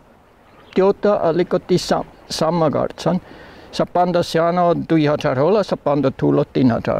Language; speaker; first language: Nepali; non-native, learner; German